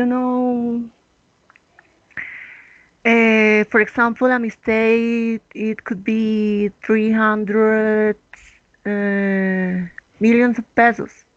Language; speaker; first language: English; non-native, learner; Spanish